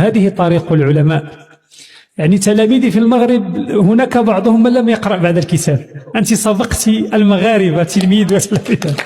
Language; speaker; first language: Arabic; native; Arabic